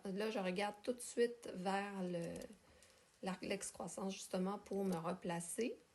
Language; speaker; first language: French; native; French